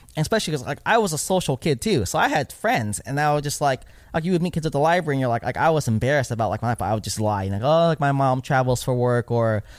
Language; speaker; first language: English; early bilingual, other home language; Filipino